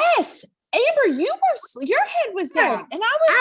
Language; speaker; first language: English; native; English